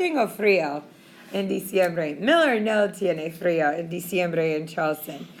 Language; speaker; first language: Spanish; non-native, fluent; English